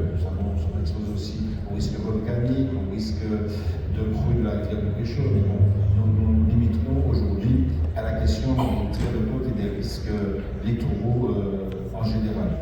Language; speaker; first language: French; native; French